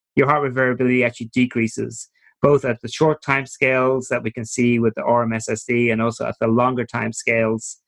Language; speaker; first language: English; native; English